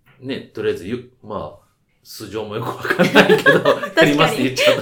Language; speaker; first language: Japanese; native; Japanese